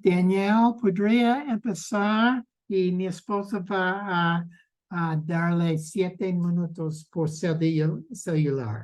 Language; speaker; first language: Spanish; non-native, learner; English